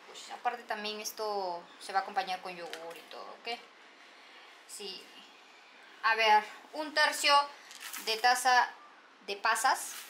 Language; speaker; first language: Spanish; native; Spanish